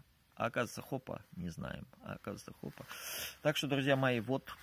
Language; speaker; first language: Russian; native; Russian